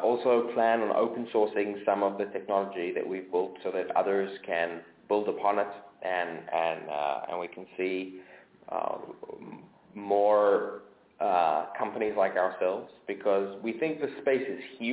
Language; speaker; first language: English; native; English